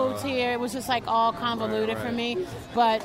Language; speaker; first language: English; native; English